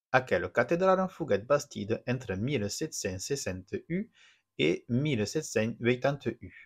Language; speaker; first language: Occitan; non-native, local second language; French